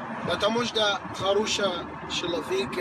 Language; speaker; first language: Russian; non-native, learner; Arabic